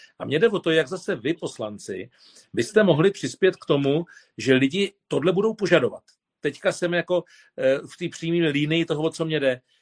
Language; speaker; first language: Czech; native; Czech